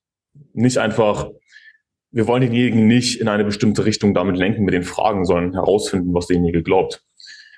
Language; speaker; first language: German; native; German